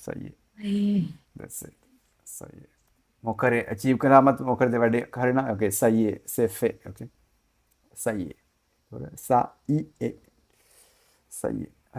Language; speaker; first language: French; non-native, fluent; Sinhala